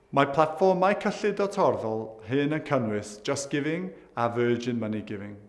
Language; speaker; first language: Welsh; non-native, local second language; English